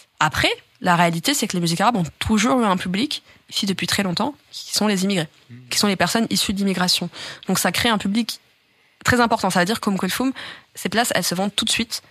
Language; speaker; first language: French; native; French